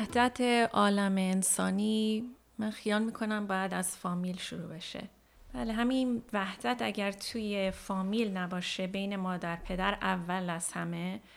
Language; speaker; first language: Persian; early bilingual, heritage; Persian